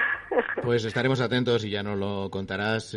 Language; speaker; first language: Spanish; native; Spanish